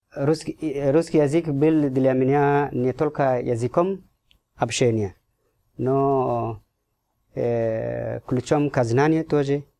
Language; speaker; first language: Russian; non-native, fluent; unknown